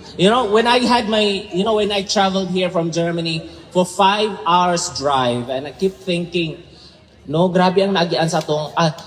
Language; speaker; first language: English; non-native, local second language; Cebuano